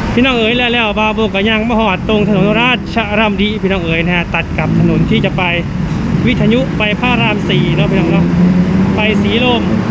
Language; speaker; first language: Thai; non-native, fluent; Lao